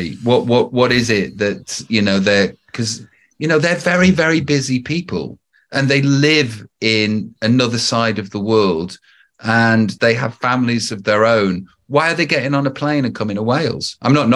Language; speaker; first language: English; native; English